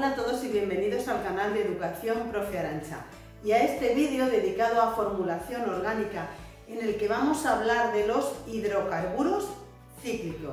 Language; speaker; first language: Spanish; native; Spanish